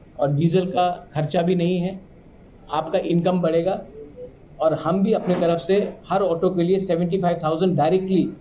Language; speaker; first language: Hindi; non-native, local second language; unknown